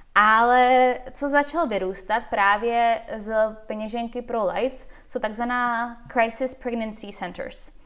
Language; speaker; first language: Czech; early bilingual, heritage; Czech